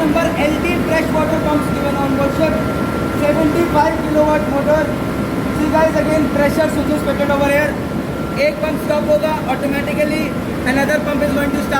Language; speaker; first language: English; non-native, local second language; Hindi